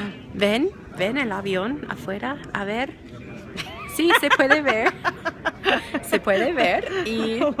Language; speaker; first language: Spanish; non-native, learner; English